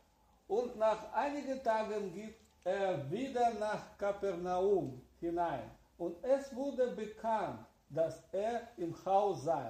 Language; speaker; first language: German; non-native, learner; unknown